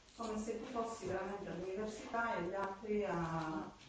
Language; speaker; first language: Italian; native; Italian